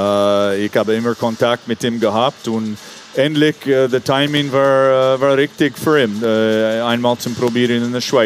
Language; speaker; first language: German; non-native, fluent; English